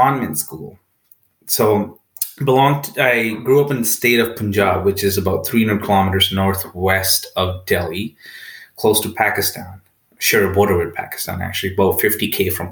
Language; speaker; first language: English; non-native, local second language; Punjabi